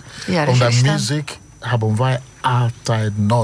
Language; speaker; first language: Dutch; non-native, learner; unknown